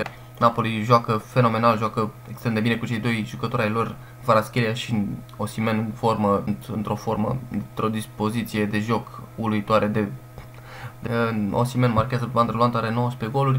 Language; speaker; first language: Romanian; native; Romanian